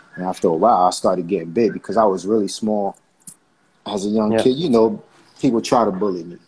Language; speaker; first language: English; early bilingual, other home language; Haitian Creole